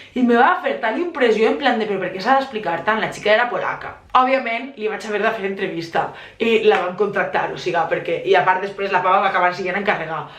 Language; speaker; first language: Catalan; native; Catalan